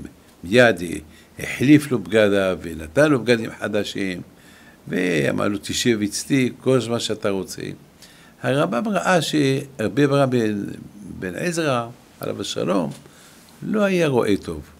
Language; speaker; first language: Hebrew; non-native, fluent; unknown